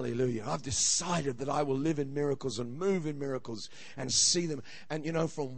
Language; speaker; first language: English; native; English